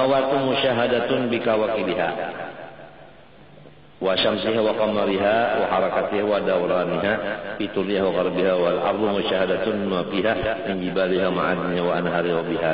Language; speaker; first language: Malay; non-native, local second language; Banjar